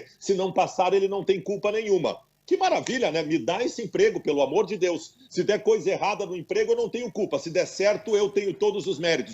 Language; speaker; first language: Portuguese; native; Portuguese